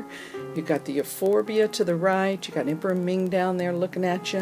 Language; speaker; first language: English; native; English